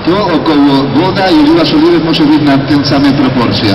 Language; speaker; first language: Polish; non-native, learner; Spanish